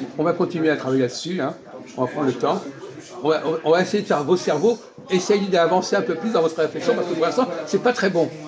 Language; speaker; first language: French; native; French